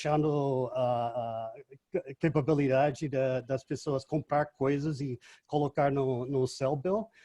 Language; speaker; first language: Portuguese; non-native, fluent; English